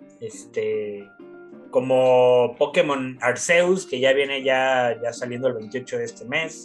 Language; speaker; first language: Spanish; native; Spanish